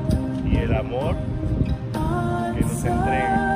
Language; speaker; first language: Spanish; native; Spanish